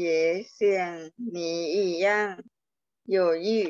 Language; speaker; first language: Chinese; non-native, learner; Thai